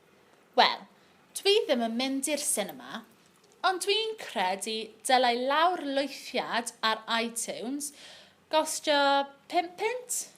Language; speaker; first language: Welsh; non-native, local second language; English